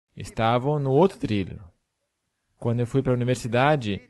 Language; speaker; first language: Portuguese; non-native, fluent; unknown